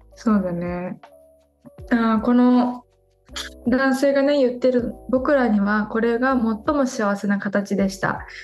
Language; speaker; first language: Japanese; native; Japanese